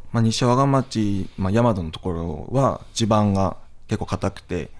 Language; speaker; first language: Japanese; native; Japanese